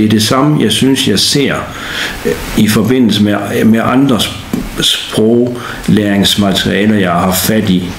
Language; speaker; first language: Danish; native; Danish